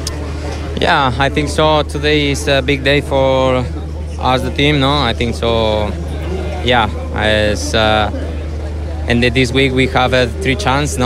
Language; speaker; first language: English; non-native, learner; Spanish